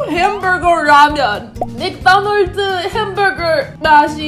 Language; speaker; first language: Korean; non-native, fluent; English